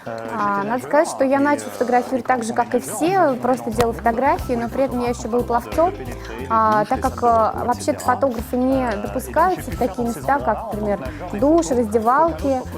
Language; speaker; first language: Russian; native; Russian